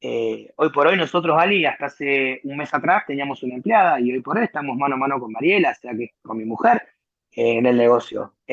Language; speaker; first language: Spanish; native; Spanish